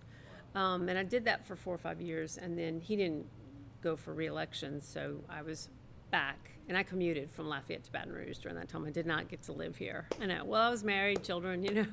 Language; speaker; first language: English; native; English